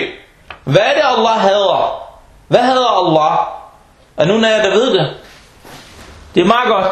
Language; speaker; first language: Danish; non-native, fluent; Arabic